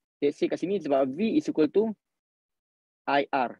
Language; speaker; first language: English; non-native, local second language; Malay